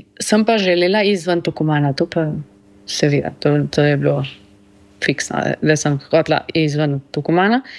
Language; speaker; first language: Slovenian; early bilingual, heritage; Slovenian